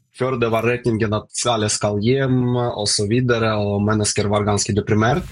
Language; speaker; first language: Norwegian; non-native, fluent; Ukrainian